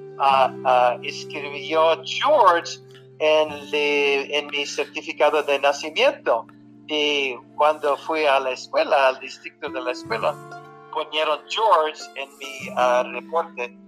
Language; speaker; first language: Spanish; early bilingual, heritage; Spanish